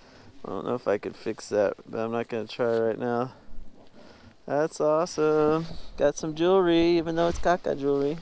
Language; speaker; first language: English; native; English